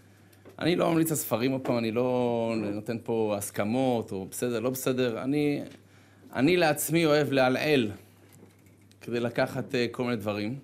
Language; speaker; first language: Hebrew; native; Hebrew